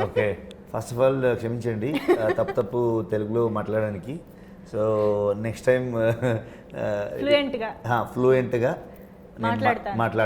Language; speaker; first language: Telugu; non-native, learner; Kannada